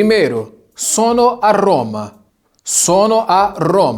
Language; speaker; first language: Italian; non-native, fluent; Portuguese